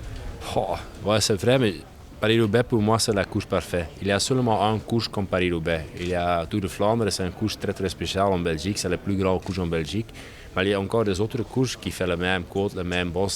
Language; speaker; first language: French; non-native, learner; Dutch